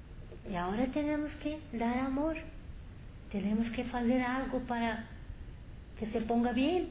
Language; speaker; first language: Spanish; non-native, fluent; Portuguese